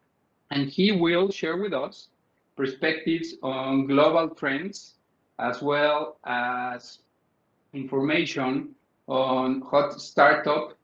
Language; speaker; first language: English; non-native, fluent; Spanish